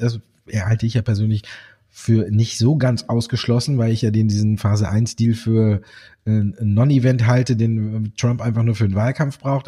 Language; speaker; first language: German; native; German